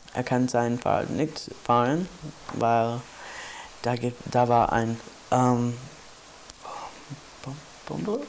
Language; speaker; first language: German; non-native, learner; English